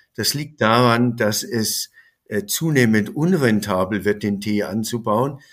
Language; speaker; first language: German; native; German